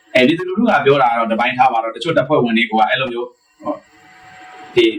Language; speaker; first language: Burmese; native; Burmese